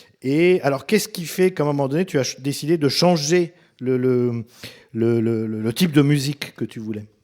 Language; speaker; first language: French; native; French